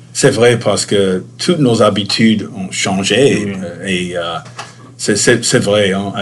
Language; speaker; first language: French; non-native, fluent; English